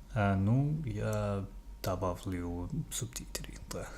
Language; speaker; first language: Russian; non-native, learner; English